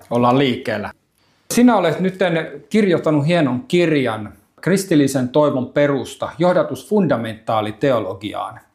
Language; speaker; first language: Finnish; native; Finnish